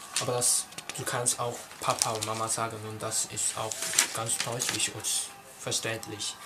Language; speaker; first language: German; non-native, learner; Cantonese